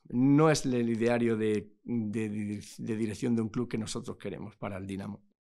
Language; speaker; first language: Spanish; native; Spanish